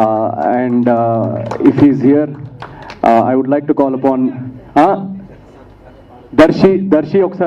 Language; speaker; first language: Telugu; native; Telugu